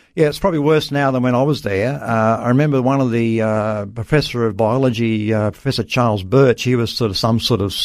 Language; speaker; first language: English; native; English